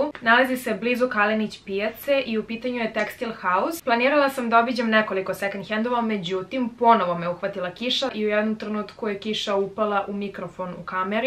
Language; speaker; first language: Serbian; native; Serbian